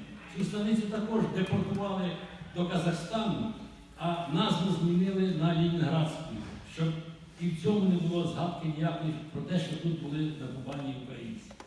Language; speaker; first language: Ukrainian; native; Ukrainian